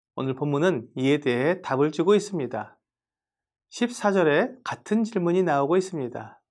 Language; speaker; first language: Korean; native; Korean